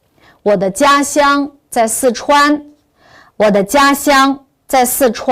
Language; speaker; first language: Chinese; non-native, local second language; Uyghur